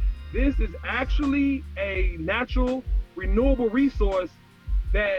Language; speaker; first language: English; native; English